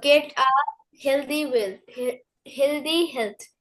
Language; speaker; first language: English; non-native, local second language; Bangla